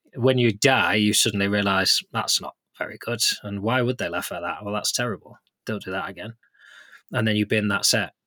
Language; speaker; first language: English; native; English